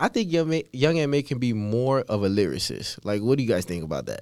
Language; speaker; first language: English; native; English